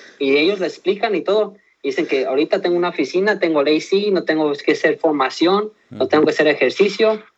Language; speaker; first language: Spanish; early bilingual, heritage; Spanish